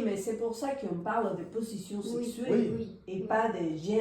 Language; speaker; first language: French; non-native, fluent; Spanish